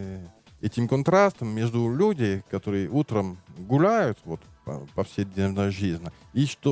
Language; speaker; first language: Russian; non-native, learner; French